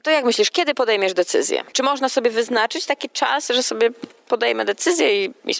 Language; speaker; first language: Polish; native; Polish